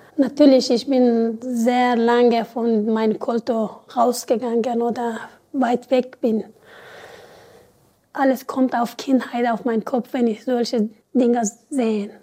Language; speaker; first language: German; non-native, learner; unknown